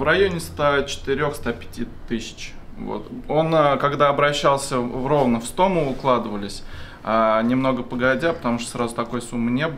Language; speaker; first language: Russian; native; Russian